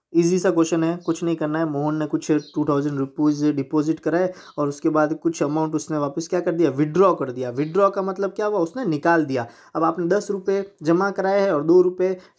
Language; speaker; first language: Hindi; non-native, local second language; Gujarati